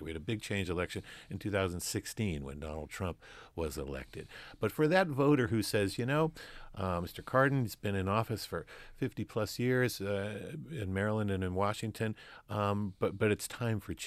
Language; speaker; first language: English; native; English